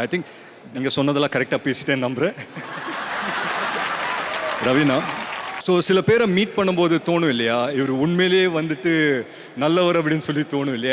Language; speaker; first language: Tamil; native; Tamil